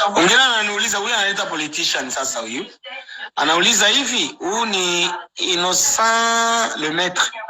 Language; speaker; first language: Swahili; non-native, local second language; Rundi